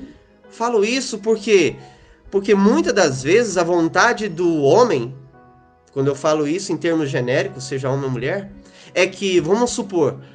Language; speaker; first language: Portuguese; native; Portuguese